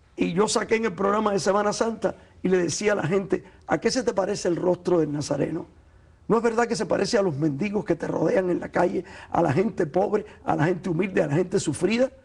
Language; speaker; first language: Spanish; native; Spanish